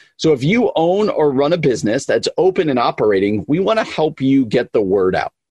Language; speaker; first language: English; native; English